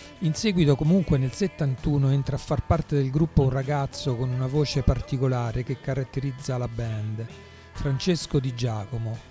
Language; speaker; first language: Italian; native; Italian